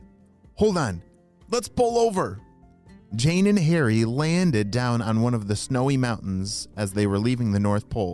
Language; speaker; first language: English; native; English